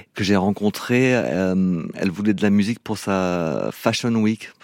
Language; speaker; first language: French; non-native, fluent; English